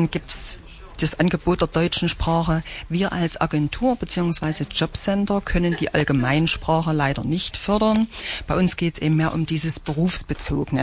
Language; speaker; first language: German; native; German